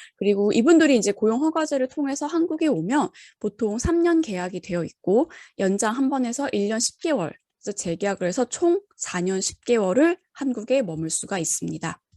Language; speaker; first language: Korean; native; Korean